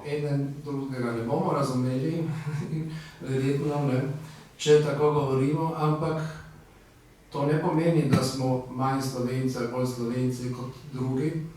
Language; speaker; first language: Slovenian; native; Slovenian